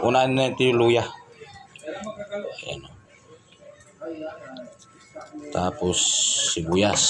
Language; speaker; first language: Filipino; non-native, local second language; Pampanga